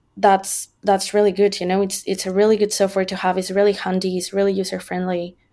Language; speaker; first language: English; non-native, fluent; Spanish